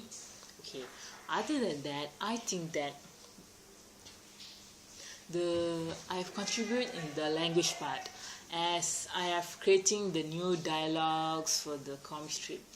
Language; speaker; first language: English; non-native, local second language; Malay